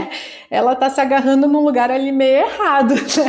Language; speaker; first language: Portuguese; native; Portuguese